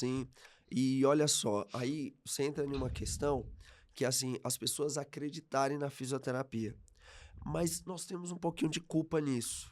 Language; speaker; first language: Portuguese; native; Portuguese